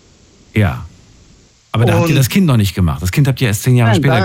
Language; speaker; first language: German; native; German